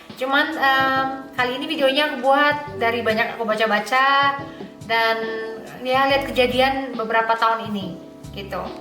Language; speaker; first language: Indonesian; native; Indonesian